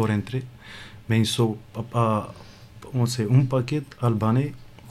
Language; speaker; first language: French; non-native, learner; Romany